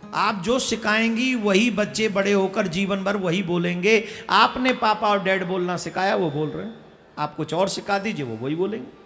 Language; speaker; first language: Hindi; native; Hindi